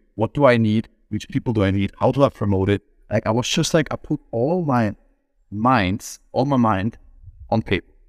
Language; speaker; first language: English; non-native, fluent; German